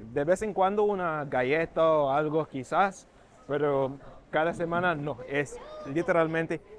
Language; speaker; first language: Spanish; non-native, fluent; English